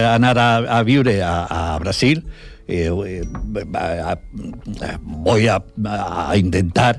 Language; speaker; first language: Catalan; non-native, local second language; Spanish